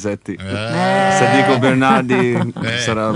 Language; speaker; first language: Italian; non-native, learner; English